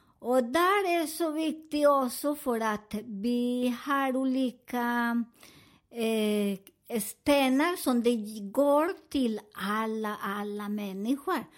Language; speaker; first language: Swedish; non-native, learner; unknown